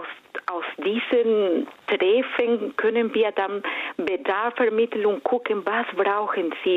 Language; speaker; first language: German; non-native, fluent; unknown